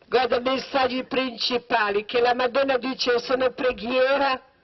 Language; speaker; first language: Italian; non-native, learner; Croatian